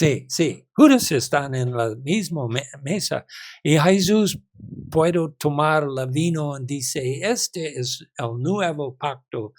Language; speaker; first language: Spanish; non-native, learner; English